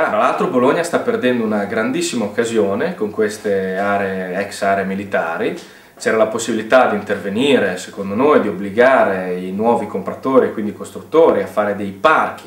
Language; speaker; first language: Italian; native; Italian